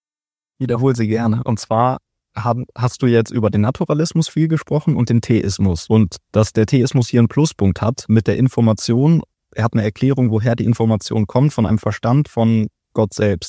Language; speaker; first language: German; native; German